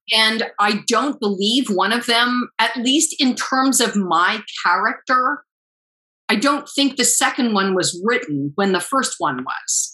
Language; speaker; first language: English; native; English